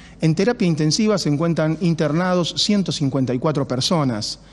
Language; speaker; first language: Spanish; native; Spanish